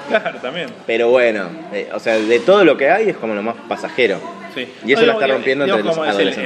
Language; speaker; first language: Spanish; native; Spanish